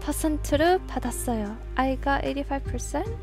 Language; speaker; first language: Korean; non-native, learner; English